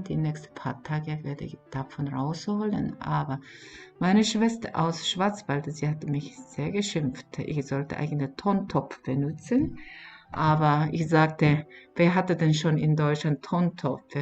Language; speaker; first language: German; non-native, fluent; Korean